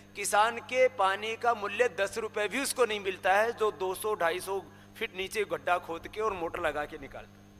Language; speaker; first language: Hindi; native; Hindi